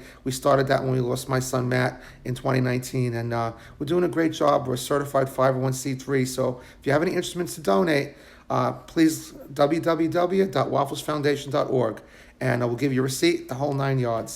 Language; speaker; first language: English; native; English